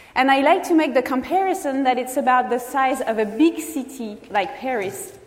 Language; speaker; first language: English; non-native, fluent; French